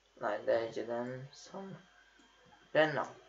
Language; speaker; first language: Norwegian; non-native, learner; Polish